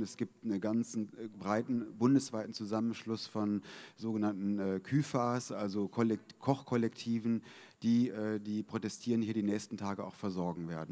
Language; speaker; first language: German; native; German